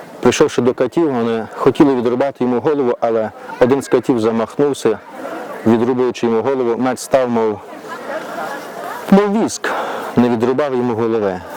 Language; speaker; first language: Ukrainian; native; Ukrainian